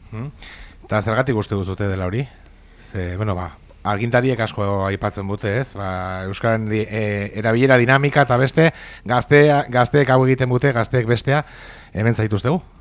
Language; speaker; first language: Basque; native; Basque